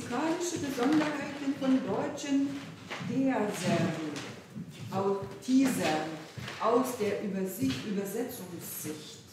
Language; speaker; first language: German; non-native, fluent; Ukrainian